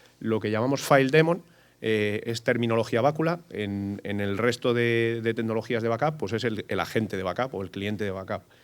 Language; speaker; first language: Spanish; native; Spanish